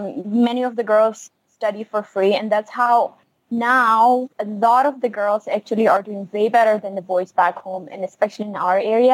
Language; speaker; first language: English; non-native, local second language; Khowar